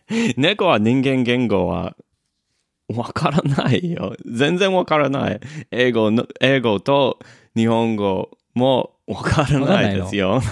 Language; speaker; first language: Japanese; non-native, learner; English